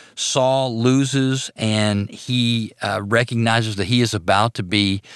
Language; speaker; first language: English; native; English